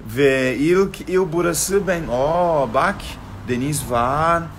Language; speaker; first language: Turkish; non-native, learner; Portuguese